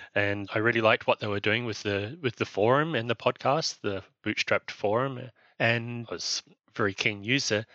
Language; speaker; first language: English; native; English